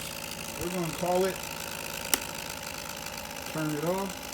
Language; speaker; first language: English; native; English